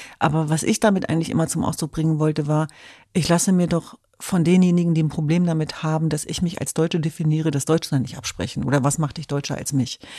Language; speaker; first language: German; early bilingual, other home language; Kurdish